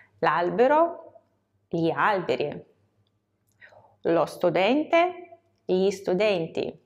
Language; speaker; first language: Italian; non-native, fluent; Russian